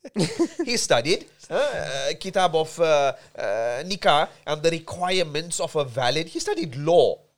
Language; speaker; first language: English; native; English